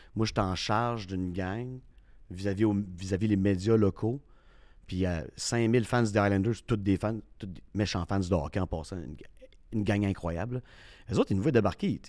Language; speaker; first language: French; native; French